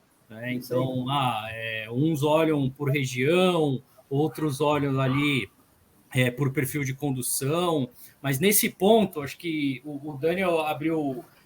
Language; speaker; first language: Portuguese; native; Portuguese